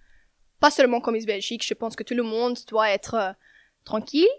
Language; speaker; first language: French; non-native, learner; Dutch